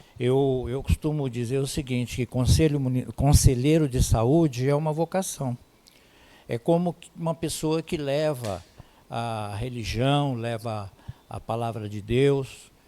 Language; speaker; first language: Portuguese; native; Portuguese